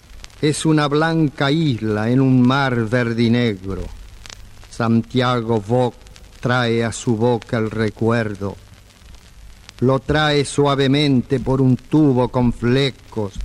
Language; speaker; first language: Spanish; native; Spanish